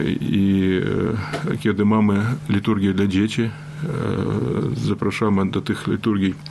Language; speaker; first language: Polish; non-native, learner; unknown